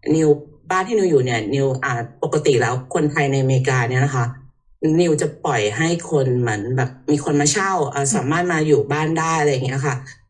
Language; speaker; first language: Thai; early bilingual, heritage; Thai